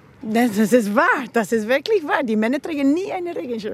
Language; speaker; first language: German; non-native, fluent; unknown